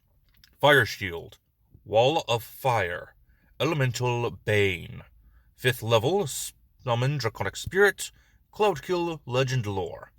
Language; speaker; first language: English; native; English